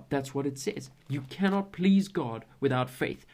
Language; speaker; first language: English; native; English